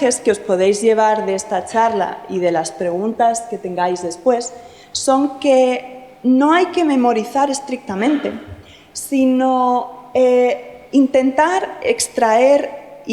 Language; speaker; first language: Spanish; native; Spanish